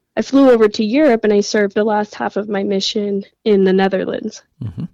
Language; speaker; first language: English; native; English